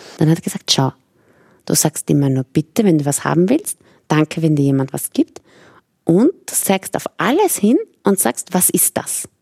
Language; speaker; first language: German; early bilingual, other home language; Persian